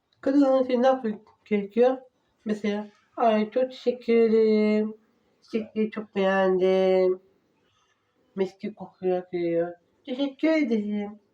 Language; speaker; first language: Turkish; non-native, learner; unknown